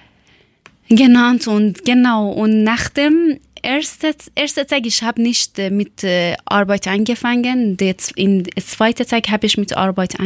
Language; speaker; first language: German; non-native, learner; Persian